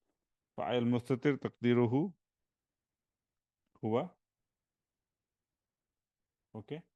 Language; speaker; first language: Arabic; non-native, fluent; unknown